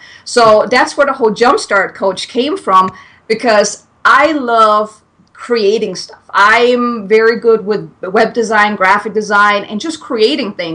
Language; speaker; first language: English; non-native, fluent; German